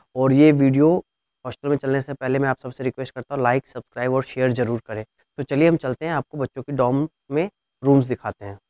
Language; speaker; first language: Hindi; native; Hindi